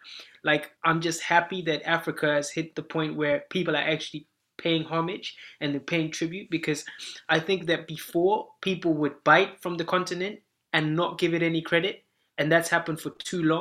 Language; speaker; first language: English; non-native, local second language; Shona